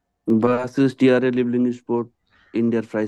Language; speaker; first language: German; non-native, learner; Bangla